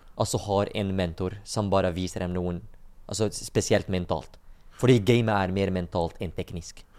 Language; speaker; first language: Norwegian; non-native, fluent; Arabic